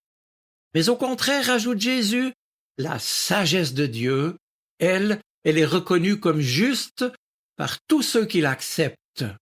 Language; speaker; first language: French; native; French